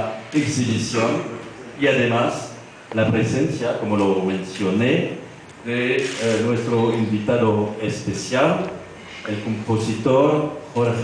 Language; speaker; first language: Spanish; non-native, fluent; French